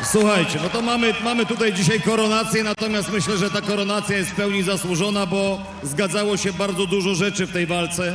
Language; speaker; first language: Polish; native; Polish